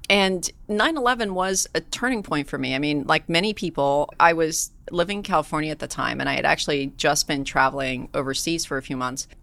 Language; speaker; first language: English; early bilingual, other home language; Persian